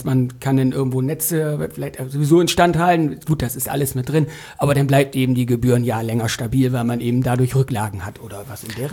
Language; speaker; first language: German; native; German